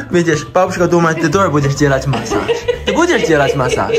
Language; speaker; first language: Chinese; native; Chinese